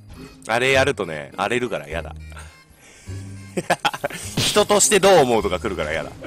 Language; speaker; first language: Japanese; native; Japanese